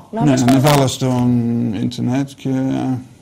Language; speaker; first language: Greek; non-native, learner; English